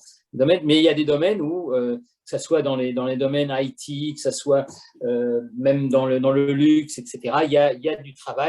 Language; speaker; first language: French; native; French